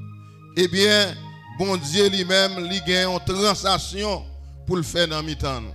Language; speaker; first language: French; non-native, learner; Haitian Creole